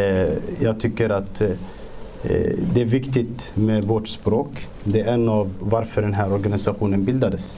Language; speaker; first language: Swedish; early bilingual, other home language; Somali